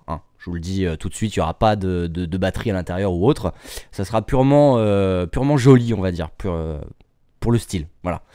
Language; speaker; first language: French; native; French